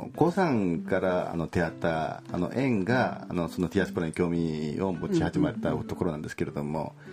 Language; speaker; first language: Japanese; non-native, fluent; Korean